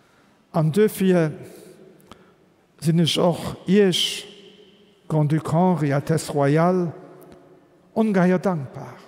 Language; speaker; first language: German; non-native, local second language; Luxembourgish